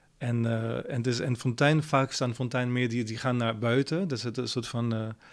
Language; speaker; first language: Dutch; non-native, fluent; French